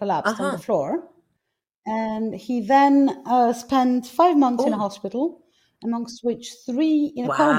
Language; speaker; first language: English; non-native, fluent; Greek